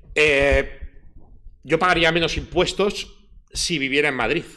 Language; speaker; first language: Spanish; native; Spanish